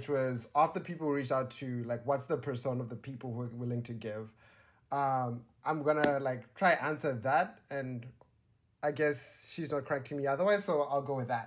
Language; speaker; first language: English; non-native, local second language; Shona